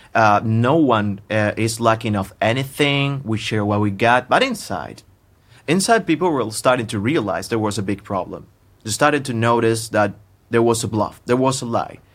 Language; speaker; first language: English; non-native, fluent; Spanish